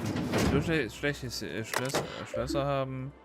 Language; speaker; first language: German; native; German